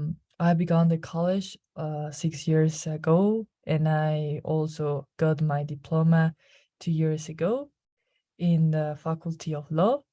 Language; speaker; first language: English; non-native, learner; Spanish